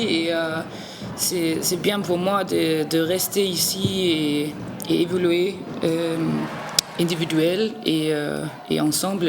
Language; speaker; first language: French; non-native, learner; Danish